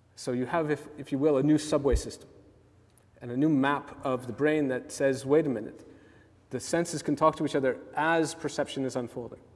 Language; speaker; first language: English; native; English